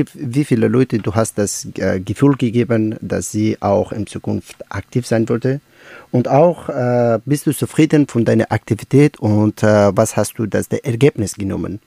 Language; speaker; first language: German; non-native, learner; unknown